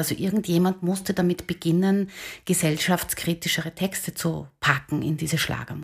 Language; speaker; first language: German; native; German